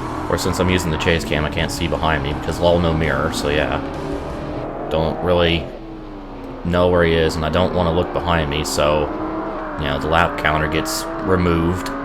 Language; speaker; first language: English; native; English